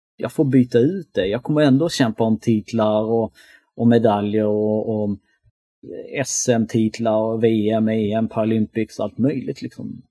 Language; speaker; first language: Swedish; early bilingual, other home language; Albanian